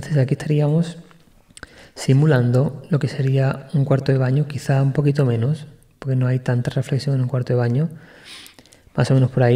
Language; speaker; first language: Spanish; native; Spanish